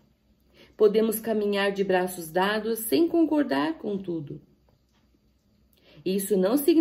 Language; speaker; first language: Portuguese; native; Portuguese